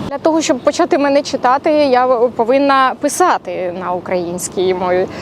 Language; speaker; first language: Ukrainian; non-native, local second language; Russian